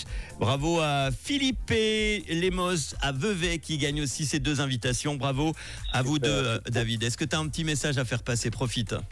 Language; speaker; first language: French; native; French